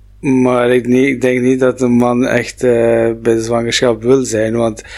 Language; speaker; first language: Dutch; non-native, local second language; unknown